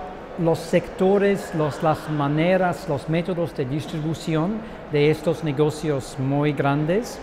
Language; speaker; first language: Spanish; non-native, fluent; English